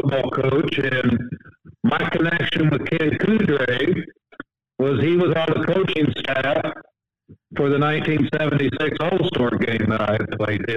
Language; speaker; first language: English; native; English